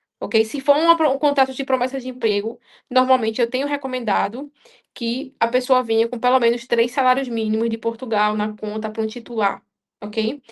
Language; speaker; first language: Portuguese; native; Portuguese